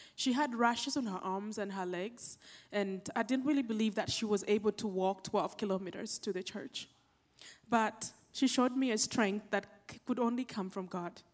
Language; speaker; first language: English; non-native, local second language; Acoli